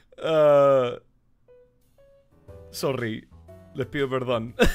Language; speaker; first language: Spanish; early bilingual, heritage; Spanish